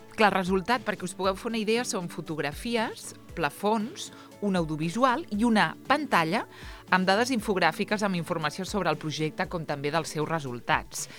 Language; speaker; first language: Catalan; native; Catalan